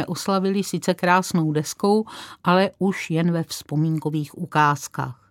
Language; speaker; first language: Czech; native; Czech